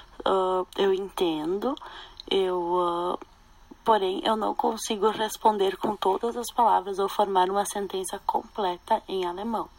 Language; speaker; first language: Portuguese; non-native, local second language; German